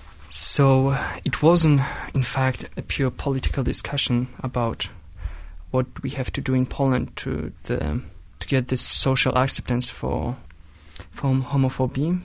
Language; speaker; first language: English; non-native, fluent; Polish